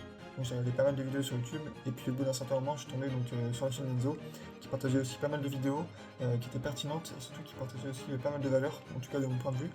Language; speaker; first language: French; native; French